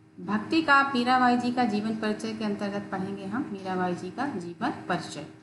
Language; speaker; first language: Hindi; native; Hindi